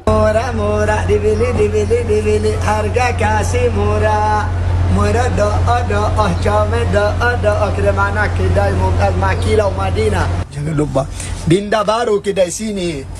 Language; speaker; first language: Indonesian; non-native, learner; Arabic